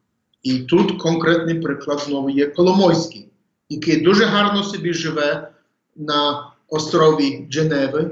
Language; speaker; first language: Ukrainian; early bilingual, heritage; English